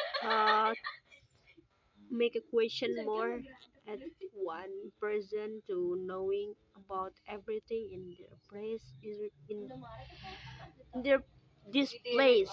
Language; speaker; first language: English; non-native, local second language; Indonesian